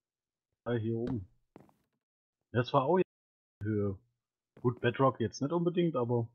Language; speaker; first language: German; native; German